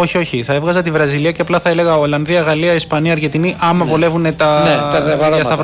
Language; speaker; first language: Greek; native; Greek